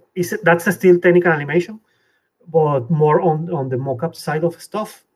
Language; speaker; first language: English; non-native, fluent; Spanish